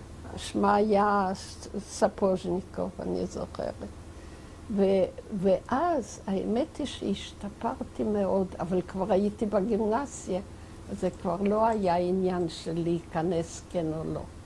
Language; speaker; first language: Hebrew; non-native, fluent; Yiddish